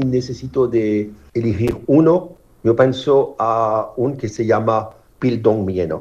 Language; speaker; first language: Spanish; non-native, fluent; French